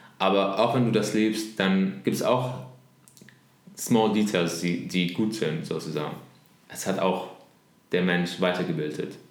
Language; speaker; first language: German; non-native, learner; Arabic